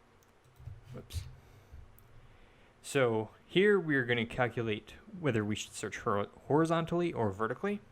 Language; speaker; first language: English; native; English